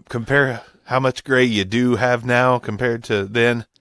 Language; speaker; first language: English; native; English